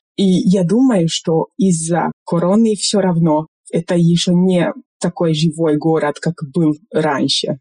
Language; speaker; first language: Russian; non-native, fluent; Hungarian